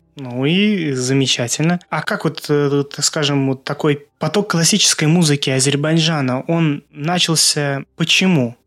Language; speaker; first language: Russian; non-native, local second language; Azerbaijani